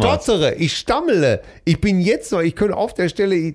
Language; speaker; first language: German; native; German